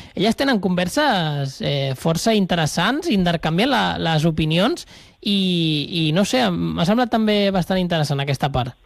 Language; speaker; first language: Catalan; native; Catalan